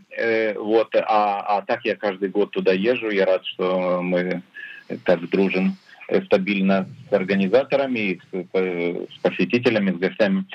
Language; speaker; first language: Russian; native; Russian